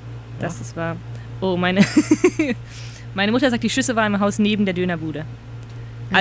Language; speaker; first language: German; native; German